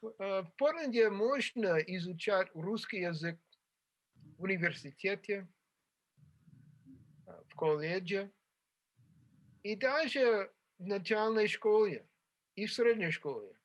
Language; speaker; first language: Russian; non-native, fluent; English